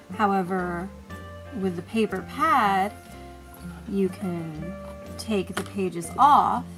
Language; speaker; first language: English; native; English